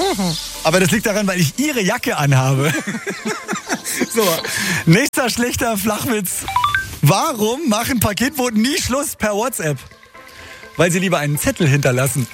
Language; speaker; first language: German; native; German